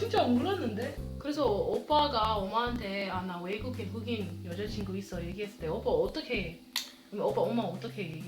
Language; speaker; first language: Korean; non-native, learner; English